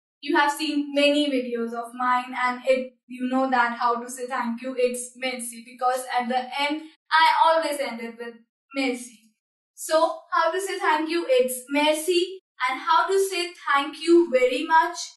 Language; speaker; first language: English; non-native, local second language; Hindi